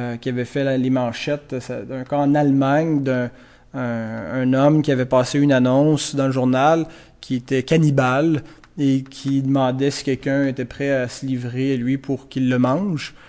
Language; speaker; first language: French; native; French